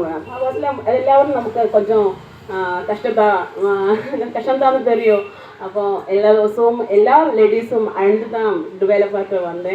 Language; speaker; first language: Tamil; non-native, learner; Malayalam